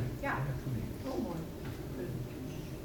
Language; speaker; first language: Dutch; non-native, fluent; Finnish